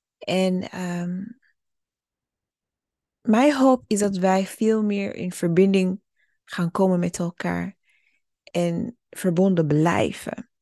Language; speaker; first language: Dutch; early bilingual, other home language; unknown